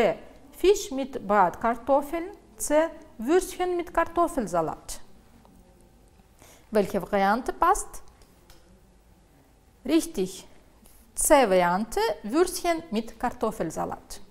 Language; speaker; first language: German; non-native, fluent; Uzbek